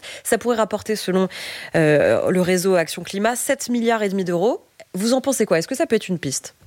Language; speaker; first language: French; native; French